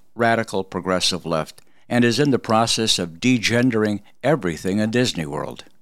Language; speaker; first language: English; early bilingual, other home language; Polish